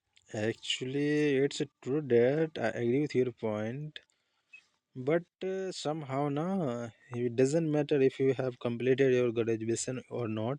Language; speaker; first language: English; non-native, learner; Hindi